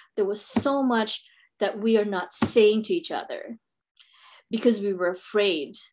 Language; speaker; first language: English; non-native, local second language; Filipino